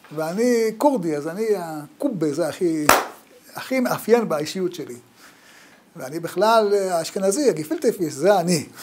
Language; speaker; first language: Hebrew; native; Hebrew